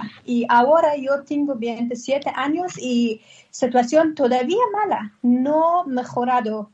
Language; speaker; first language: Spanish; non-native, learner; Persian